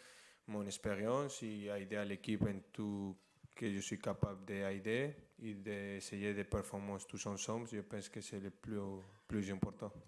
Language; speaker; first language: French; non-native, fluent; Spanish